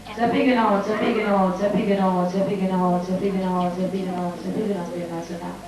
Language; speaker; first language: Gujarati; non-native, local second language; Kachhi